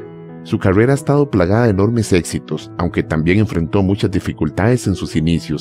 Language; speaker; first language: Spanish; native; Spanish